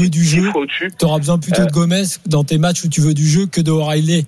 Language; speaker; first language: French; native; French